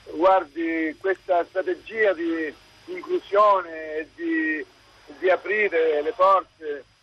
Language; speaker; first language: Italian; native; Italian